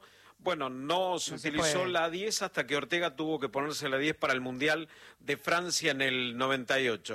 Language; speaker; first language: Spanish; native; Spanish